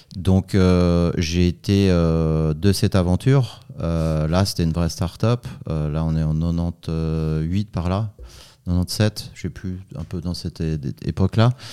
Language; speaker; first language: French; native; French